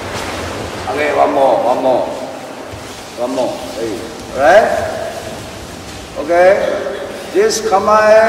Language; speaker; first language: English; non-native, learner; Japanese